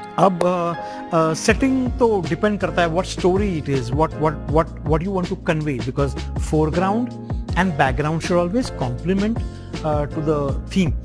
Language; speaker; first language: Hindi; non-native, local second language; Marathi